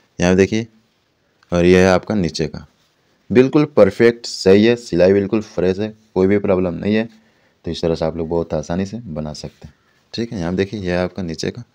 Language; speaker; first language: Hindi; native; Hindi